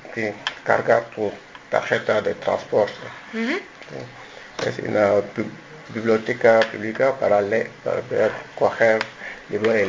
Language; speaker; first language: Spanish; non-native, learner; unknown